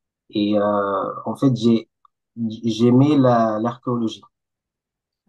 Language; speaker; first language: French; non-native, local second language; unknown